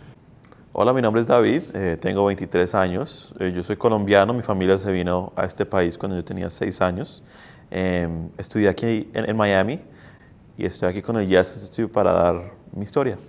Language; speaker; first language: Spanish; early bilingual, other home language; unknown